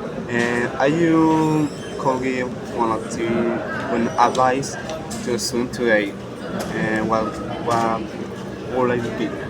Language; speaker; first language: English; non-native, learner; Spanish